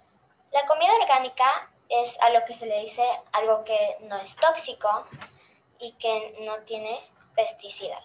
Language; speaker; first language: Spanish; early bilingual, heritage; Spanish